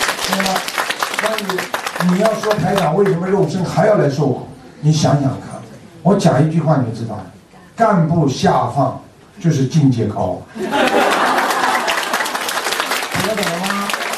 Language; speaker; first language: Chinese; native; Chinese